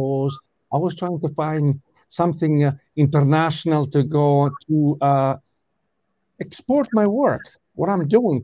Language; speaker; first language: English; non-native, learner; Albanian